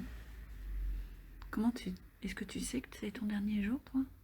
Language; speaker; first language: French; native; French